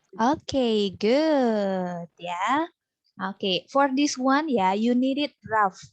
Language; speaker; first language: English; non-native, fluent; Indonesian